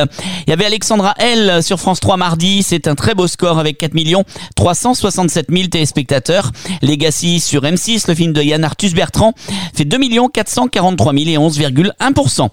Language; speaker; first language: French; native; French